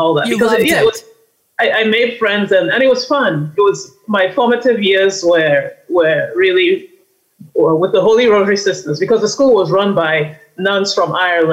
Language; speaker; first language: English; native; English